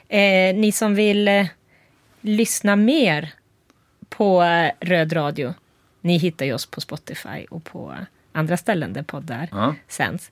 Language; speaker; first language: Swedish; native; Swedish